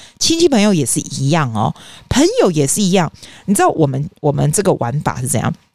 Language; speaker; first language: Chinese; native; Chinese